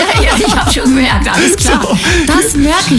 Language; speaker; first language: German; native; German